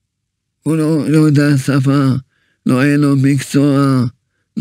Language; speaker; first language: Hebrew; early bilingual, other home language; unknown